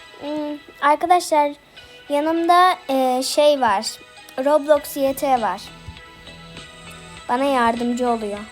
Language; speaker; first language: Turkish; native; Turkish